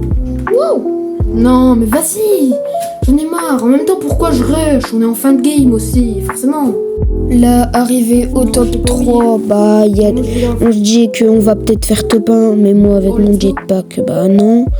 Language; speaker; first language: French; native; French